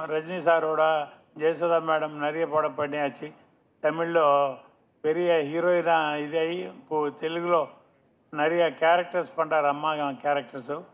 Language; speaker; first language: Tamil; non-native, local second language; Telugu